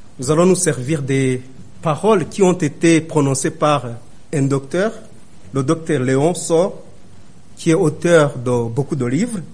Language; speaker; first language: French; non-native, local second language; Rundi